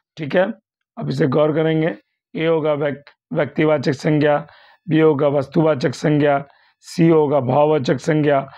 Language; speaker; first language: Hindi; native; Hindi